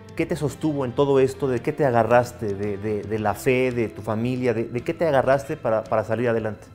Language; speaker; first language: Spanish; native; Spanish